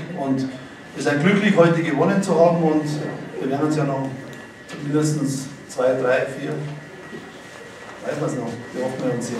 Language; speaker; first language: German; native; German